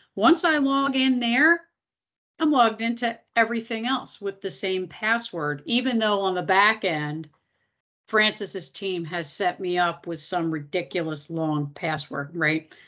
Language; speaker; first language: English; native; English